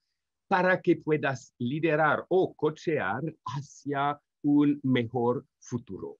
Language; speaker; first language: Spanish; non-native, learner; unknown